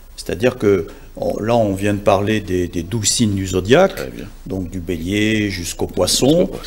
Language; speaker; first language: French; native; French